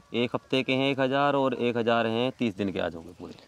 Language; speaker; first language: Hindi; native; Hindi